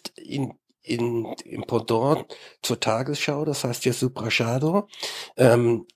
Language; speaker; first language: German; native; German